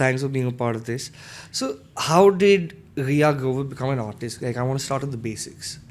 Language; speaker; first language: English; non-native, local second language; Hindi